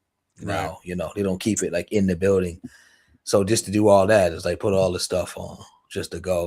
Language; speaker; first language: English; native; English